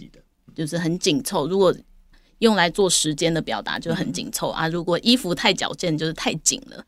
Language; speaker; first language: Chinese; native; Chinese